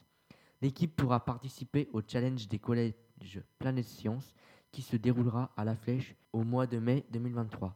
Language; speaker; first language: French; native; French